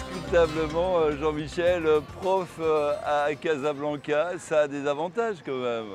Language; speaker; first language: French; native; French